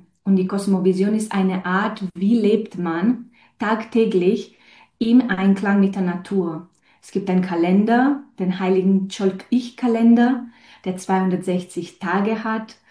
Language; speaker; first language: German; non-native, fluent; Romanian